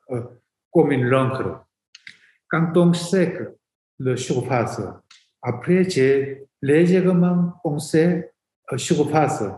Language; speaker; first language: French; non-native, fluent; Korean